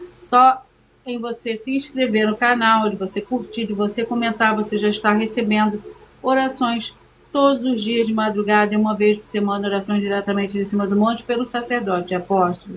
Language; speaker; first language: Portuguese; native; Portuguese